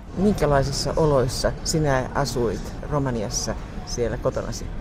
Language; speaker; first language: Finnish; native; Finnish